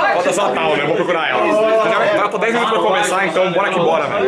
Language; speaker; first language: Portuguese; native; Portuguese